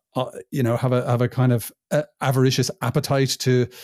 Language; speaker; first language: English; native; English